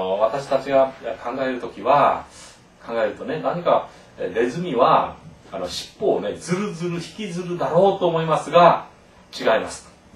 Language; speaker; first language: Japanese; non-native, fluent; Korean